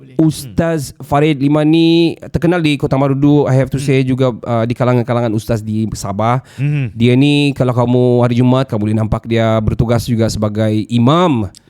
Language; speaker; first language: Malay; native; Malay